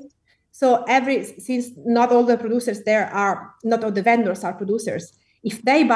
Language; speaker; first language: English; non-native, fluent; Italian